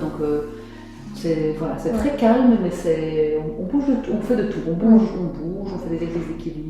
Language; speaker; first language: French; native; French